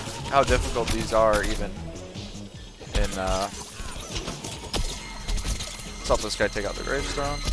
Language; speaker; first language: English; native; English